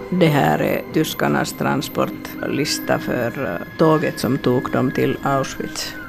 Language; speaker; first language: Swedish; non-native, local second language; Finnish